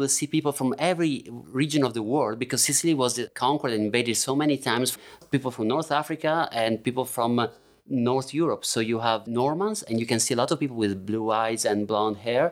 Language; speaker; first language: English; non-native, fluent; Italian